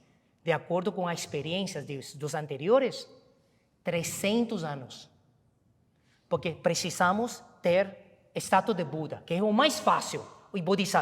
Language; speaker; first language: Portuguese; non-native, fluent; Chinese